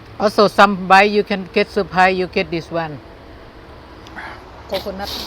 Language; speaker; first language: English; non-native, learner; Thai